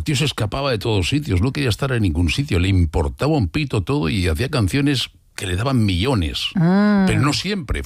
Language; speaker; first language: Spanish; native; Spanish